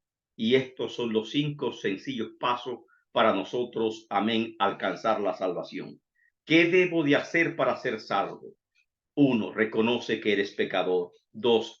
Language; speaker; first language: Spanish; native; Spanish